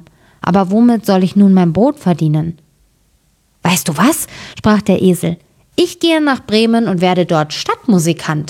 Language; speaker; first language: German; native; German